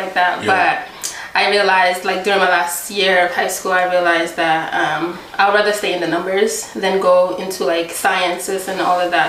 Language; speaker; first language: English; early bilingual, other home language; Rundi